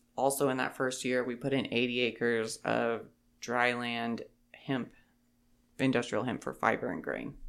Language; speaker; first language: English; native; English